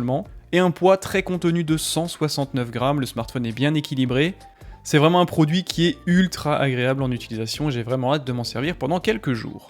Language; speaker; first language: French; native; French